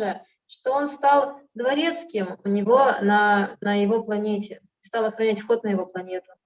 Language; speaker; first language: Russian; native; Russian